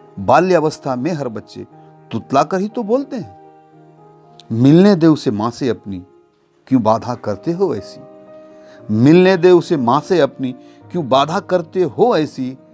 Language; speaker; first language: Hindi; native; Hindi